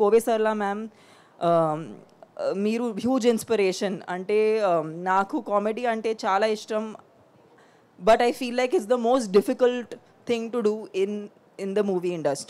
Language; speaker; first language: Telugu; non-native, fluent; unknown